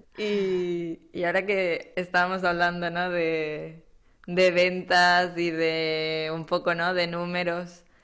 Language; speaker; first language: Spanish; native; Spanish